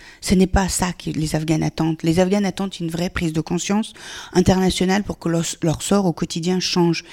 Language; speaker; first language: French; early bilingual, other home language; Persian